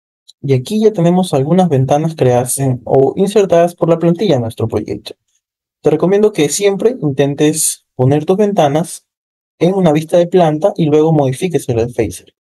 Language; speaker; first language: Spanish; native; Spanish